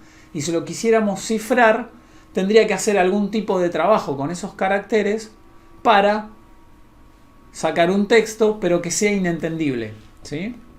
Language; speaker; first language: Spanish; native; Spanish